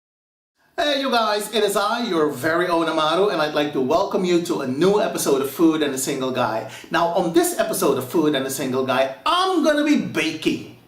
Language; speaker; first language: English; non-native, fluent; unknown